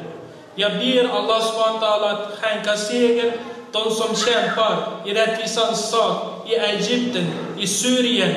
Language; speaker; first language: Swedish; non-native, fluent; Uyghur